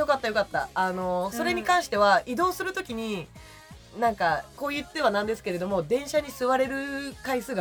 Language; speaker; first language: Japanese; native; Japanese